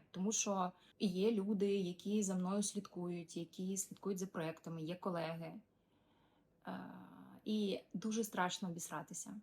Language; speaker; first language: Ukrainian; non-native, local second language; Russian